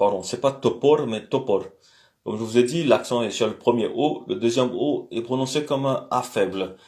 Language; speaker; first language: French; native; French